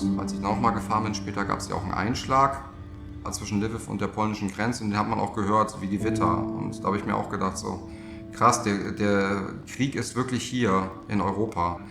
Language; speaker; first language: German; native; German